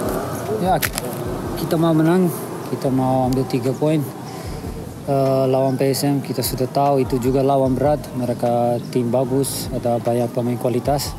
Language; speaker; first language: Indonesian; non-native, learner; Dutch